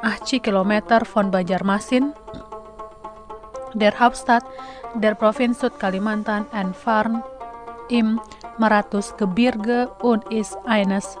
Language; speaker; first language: German; non-native, fluent; Indonesian